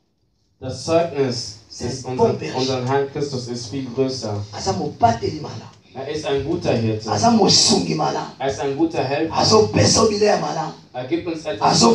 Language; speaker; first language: German; non-native, fluent; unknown